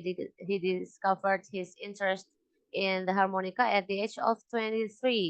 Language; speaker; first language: English; non-native, local second language; Indonesian